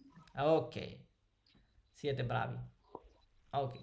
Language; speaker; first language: Italian; non-native, fluent; Bangla